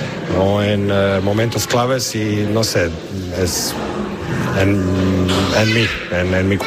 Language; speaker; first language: Spanish; non-native, learner; Croatian